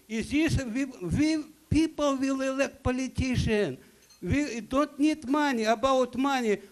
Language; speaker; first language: English; non-native, learner; Russian